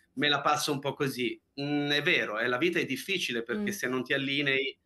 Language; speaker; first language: Italian; native; Italian